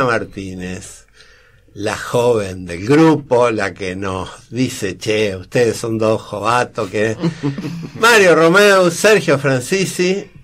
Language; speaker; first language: Spanish; native; Spanish